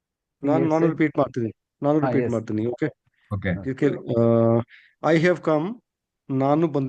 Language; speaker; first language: Kannada; non-native, learner; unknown